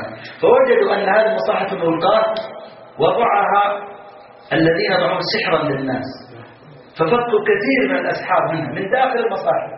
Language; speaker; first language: Arabic; native; Arabic